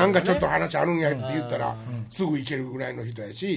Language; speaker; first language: Japanese; native; Japanese